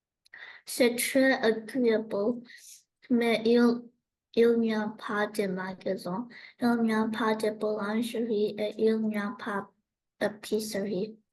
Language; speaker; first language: French; non-native, learner; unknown